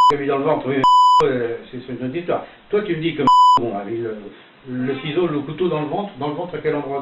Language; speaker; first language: French; native; French